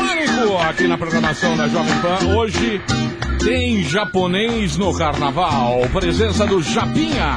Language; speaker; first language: Portuguese; native; Portuguese